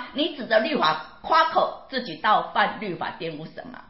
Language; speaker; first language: Chinese; native; Chinese